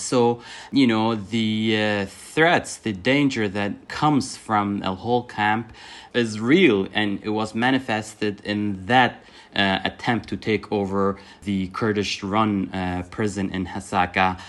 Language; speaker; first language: English; non-native, fluent; Arabic